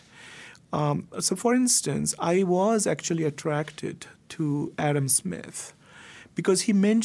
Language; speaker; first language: English; non-native, local second language; Bangla